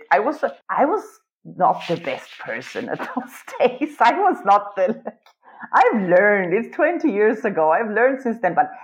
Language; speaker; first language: English; non-native, fluent; Swedish